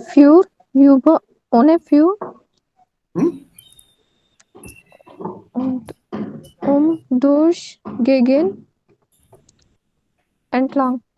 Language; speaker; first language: German; non-native, learner; Hindi